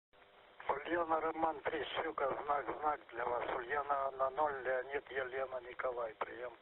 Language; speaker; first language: Russian; native; Russian